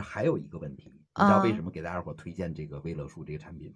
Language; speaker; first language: Chinese; native; Chinese